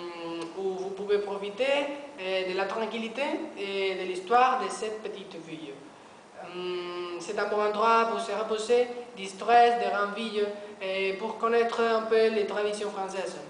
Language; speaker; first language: French; non-native, learner; Spanish